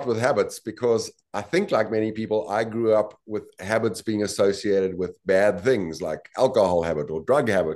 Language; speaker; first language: English; native; English